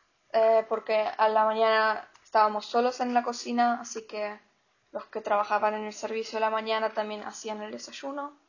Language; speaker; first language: Spanish; non-native, learner; German